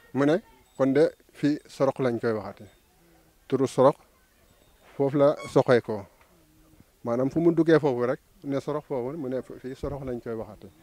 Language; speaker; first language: Wolof; non-native, local second language; Serer